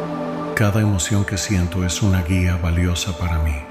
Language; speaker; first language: Spanish; native; Spanish